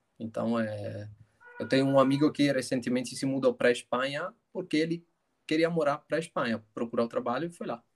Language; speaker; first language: Portuguese; non-native, fluent; Italian